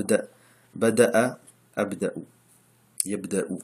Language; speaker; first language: Arabic; non-native, fluent; French